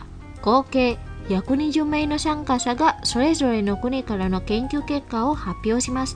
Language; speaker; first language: Japanese; non-native, fluent; Indonesian